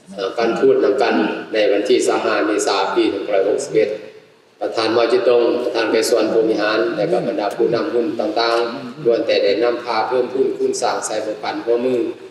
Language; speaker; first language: Lao; non-native, fluent; Chinese